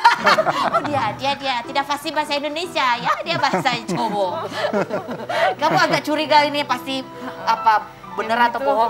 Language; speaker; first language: Indonesian; native; Indonesian